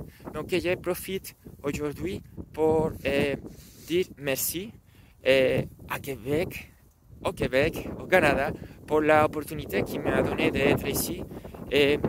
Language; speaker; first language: French; non-native, learner; Spanish